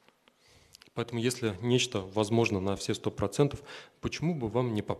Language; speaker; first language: Russian; native; Russian